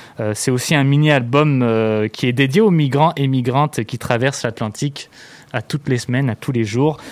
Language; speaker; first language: French; native; French